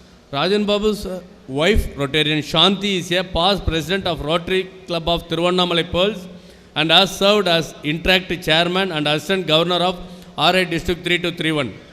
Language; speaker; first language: English; non-native, local second language; Tamil